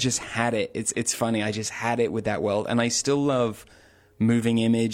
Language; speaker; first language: English; native; English